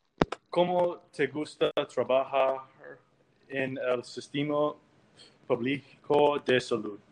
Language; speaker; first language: Spanish; non-native, learner; English